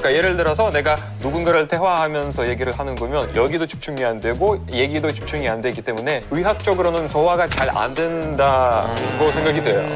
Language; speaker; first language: Korean; non-native, fluent; Russian